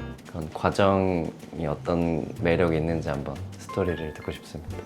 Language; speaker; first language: Korean; native; Korean